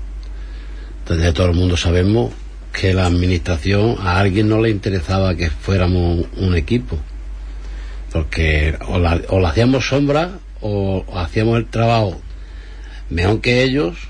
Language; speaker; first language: Spanish; native; Spanish